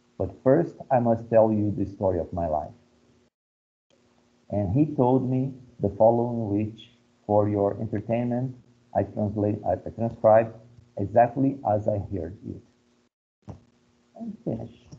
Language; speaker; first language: English; non-native, fluent; Portuguese